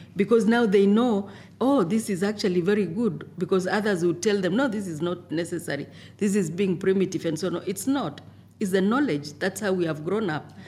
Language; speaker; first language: English; non-native, local second language; Masai